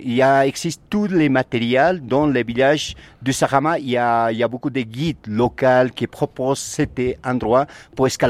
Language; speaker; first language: French; non-native, learner; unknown